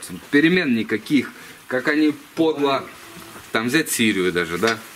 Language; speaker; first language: Russian; native; Russian